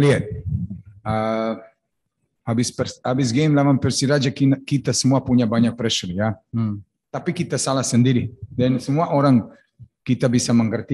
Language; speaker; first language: Indonesian; non-native, fluent; Serbian